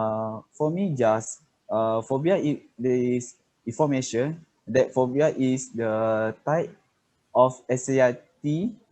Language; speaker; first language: English; non-native, learner; Malay